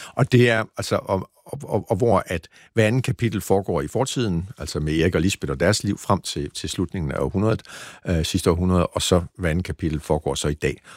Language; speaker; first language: Danish; native; Danish